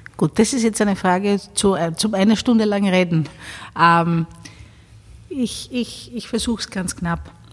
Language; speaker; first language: German; non-native, fluent; Greek